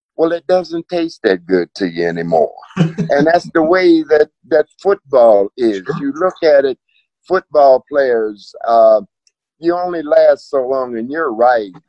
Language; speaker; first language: English; native; English